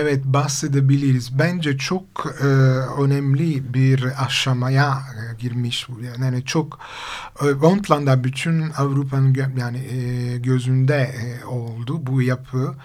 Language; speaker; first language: Turkish; non-native, fluent; Italian